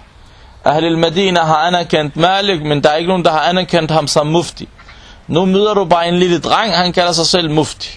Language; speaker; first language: Danish; non-native, local second language; Arabic